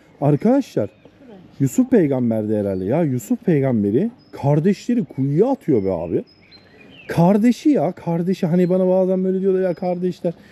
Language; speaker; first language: Turkish; native; Turkish